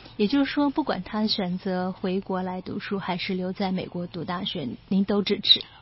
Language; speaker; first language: Chinese; native; Chinese